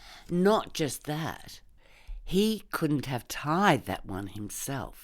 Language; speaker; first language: English; native; English